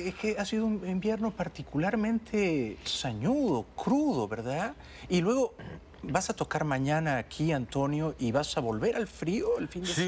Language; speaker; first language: Spanish; native; Spanish